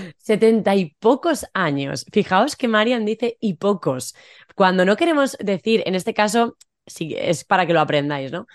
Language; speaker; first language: Spanish; native; Spanish